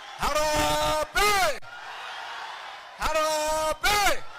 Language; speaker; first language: Swahili; non-native, local second language; Kikuyu